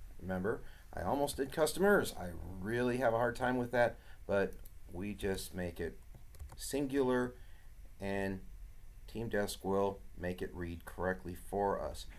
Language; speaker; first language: English; native; English